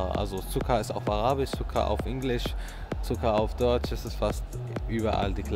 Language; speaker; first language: German; non-native, fluent; Arabic